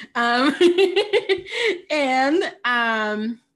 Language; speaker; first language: English; early bilingual, other home language; Spanish